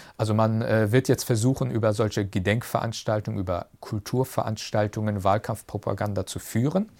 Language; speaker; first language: German; early bilingual, other home language; Turkish